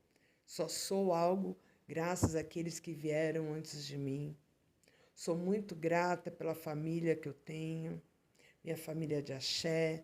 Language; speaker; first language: Portuguese; native; Portuguese